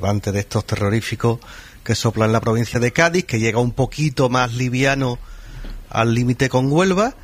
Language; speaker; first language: Spanish; native; Spanish